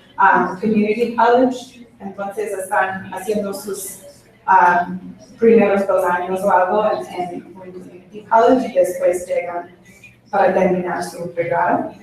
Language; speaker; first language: Spanish; non-native, fluent; English